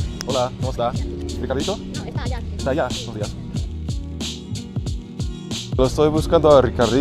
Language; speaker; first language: Spanish; non-native, fluent; English